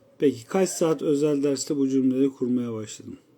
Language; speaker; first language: Turkish; native; Turkish